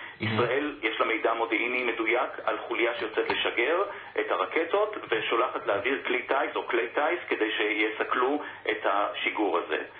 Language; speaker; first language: Hebrew; native; Hebrew